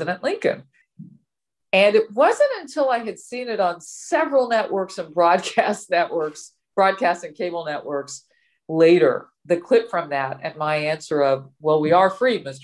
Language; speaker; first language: English; native; English